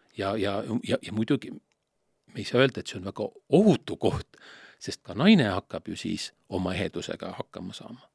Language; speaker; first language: Estonian; native; Estonian